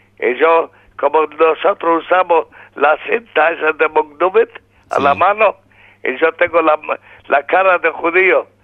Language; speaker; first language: Spanish; non-native, fluent; Polish